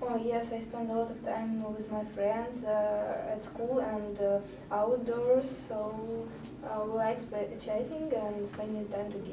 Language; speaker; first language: English; non-native, learner; Russian